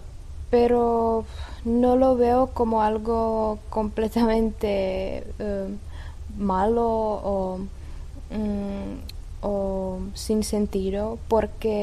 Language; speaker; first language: Spanish; non-native, fluent; Czech